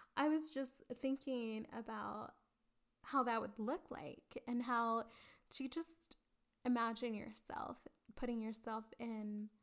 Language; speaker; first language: English; early bilingual, other home language; Spanish